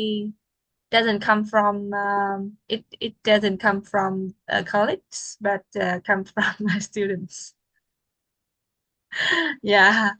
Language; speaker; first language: English; non-native, fluent; Vietnamese